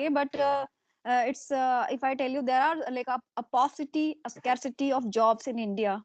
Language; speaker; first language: English; non-native, local second language; Hindi